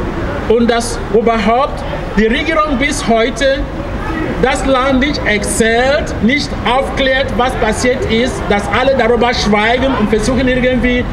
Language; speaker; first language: German; non-native, fluent; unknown